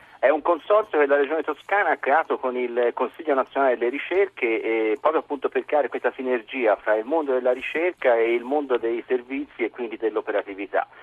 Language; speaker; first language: Italian; native; Italian